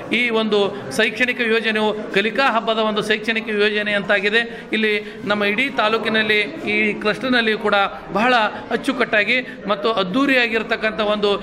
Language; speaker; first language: Kannada; native; Kannada